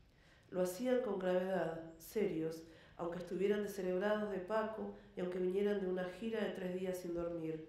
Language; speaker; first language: Spanish; native; Spanish